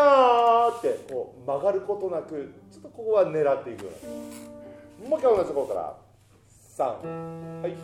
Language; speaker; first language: Japanese; native; Japanese